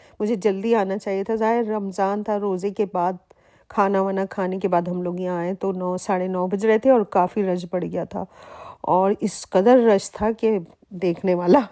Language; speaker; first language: Urdu; native; Urdu